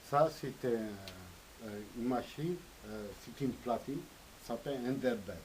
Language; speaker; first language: French; non-native, local second language; Arabic